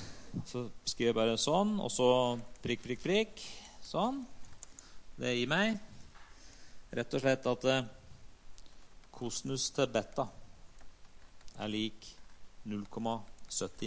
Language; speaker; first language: Norwegian; native; Norwegian